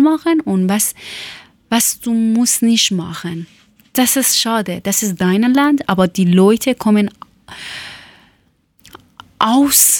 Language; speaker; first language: German; non-native, learner; Persian